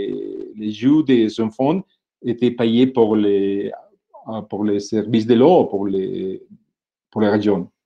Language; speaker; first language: French; non-native, fluent; Spanish